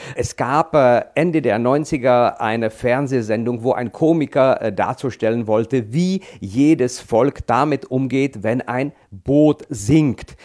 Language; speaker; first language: German; non-native, fluent; Czech